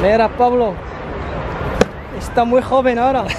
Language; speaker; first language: Spanish; non-native, learner; Arabic